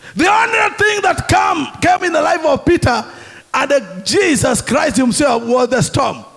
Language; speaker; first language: English; non-native, local second language; Swahili